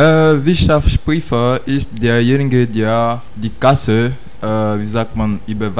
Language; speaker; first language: German; non-native, learner; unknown